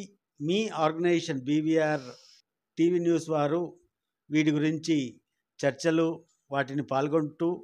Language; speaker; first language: Telugu; native; Telugu